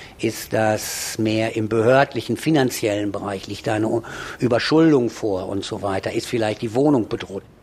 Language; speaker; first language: German; native; German